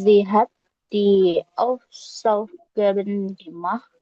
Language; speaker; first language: German; non-native, learner; Indonesian